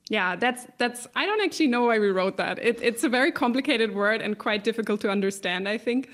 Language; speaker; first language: English; non-native, fluent; German